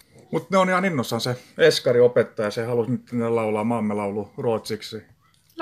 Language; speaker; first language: Finnish; non-native, local second language; Swedish